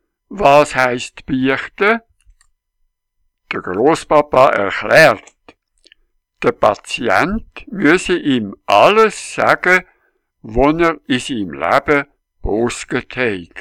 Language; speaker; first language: German; native; German